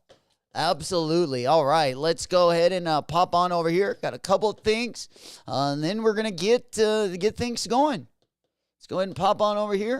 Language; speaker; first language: English; native; English